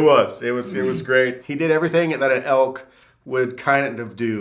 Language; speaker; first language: English; native; English